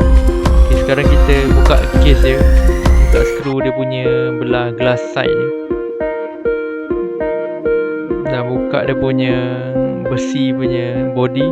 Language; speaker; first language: Malay; native; Malay